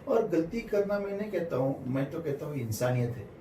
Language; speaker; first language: Hindi; non-native, local second language; Marathi